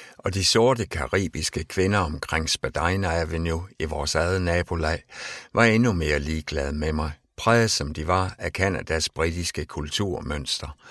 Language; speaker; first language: Danish; native; Danish